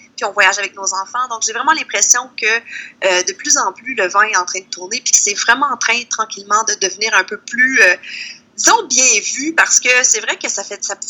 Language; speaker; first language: French; native; French